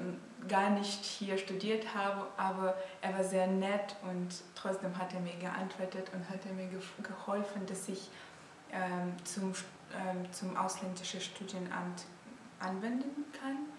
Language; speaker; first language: German; non-native, fluent; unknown